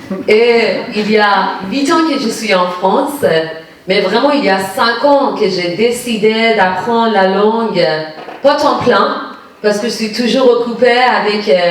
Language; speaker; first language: French; non-native, fluent; Persian